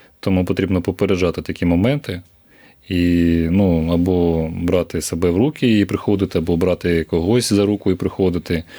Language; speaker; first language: Ukrainian; native; Ukrainian